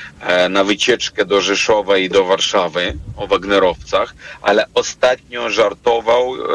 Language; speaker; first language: Polish; non-native, fluent; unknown